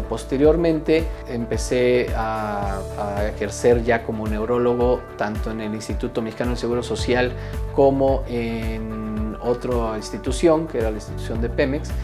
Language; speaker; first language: Spanish; native; Spanish